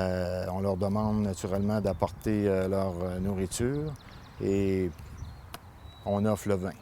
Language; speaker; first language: French; native; French